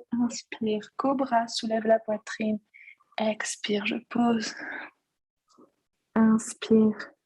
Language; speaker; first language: French; native; French